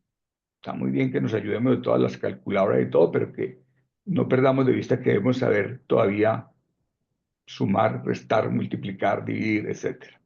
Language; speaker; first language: Spanish; native; Spanish